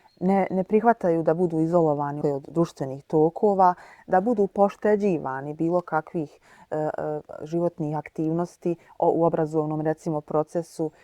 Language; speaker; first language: Bosnian; native; Bosnian